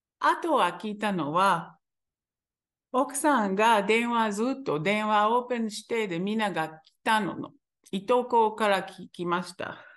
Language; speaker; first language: Japanese; non-native, fluent; Hebrew